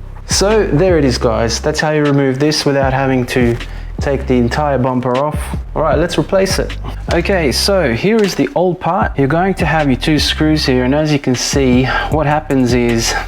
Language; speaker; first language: English; native; English